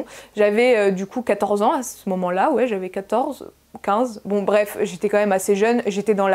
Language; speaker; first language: French; native; French